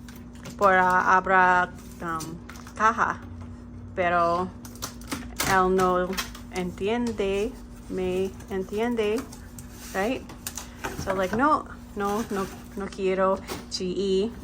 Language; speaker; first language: Spanish; non-native, learner; English